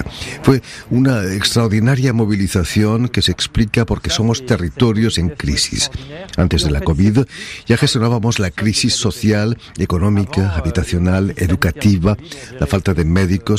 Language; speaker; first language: Spanish; native; Spanish